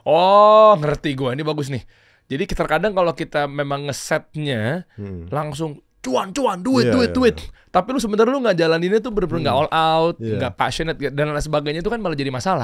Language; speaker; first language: Indonesian; native; Indonesian